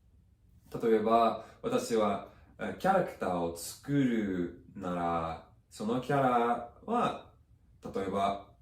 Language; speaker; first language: Japanese; non-native, fluent; English